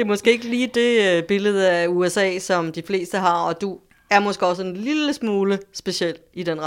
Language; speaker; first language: Danish; native; Danish